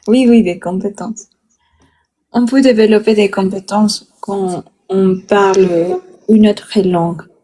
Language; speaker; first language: French; non-native, learner; Spanish